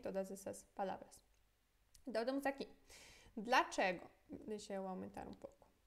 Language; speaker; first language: Portuguese; non-native, fluent; Polish